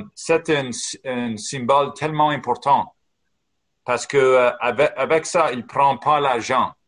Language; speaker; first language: French; non-native, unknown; English